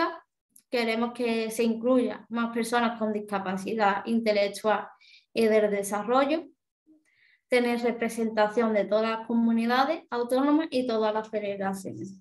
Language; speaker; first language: Spanish; native; Spanish